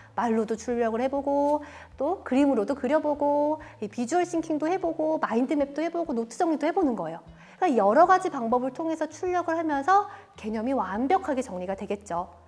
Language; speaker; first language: Korean; native; Korean